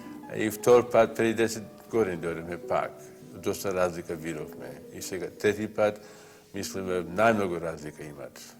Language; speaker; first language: Macedonian; early bilingual, heritage; Macedonian